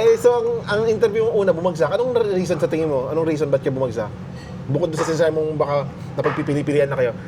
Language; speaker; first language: Filipino; native; Filipino